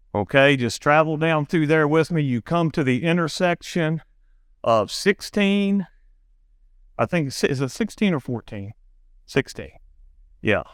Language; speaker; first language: English; native; English